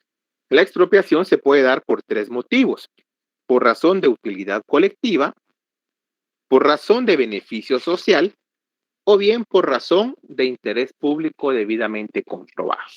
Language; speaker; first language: Spanish; native; Spanish